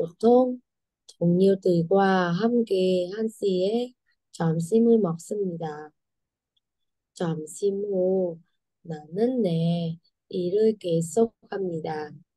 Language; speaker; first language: Korean; non-native, learner; Vietnamese